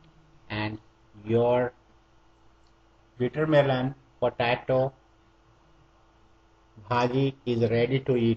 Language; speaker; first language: English; non-native, learner; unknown